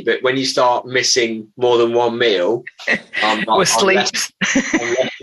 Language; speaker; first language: English; native; English